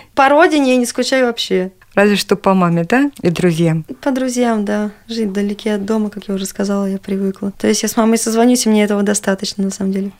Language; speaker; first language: Russian; native; Russian